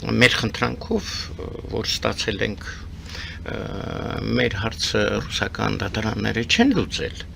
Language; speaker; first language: Armenian; early bilingual, heritage; Armenian